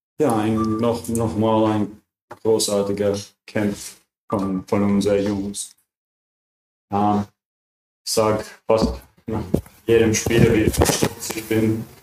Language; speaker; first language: German; non-native, fluent; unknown